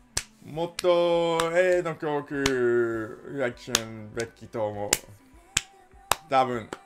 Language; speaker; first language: Japanese; non-native, learner; English